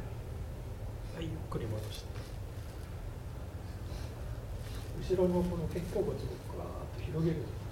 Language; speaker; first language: Japanese; native; Japanese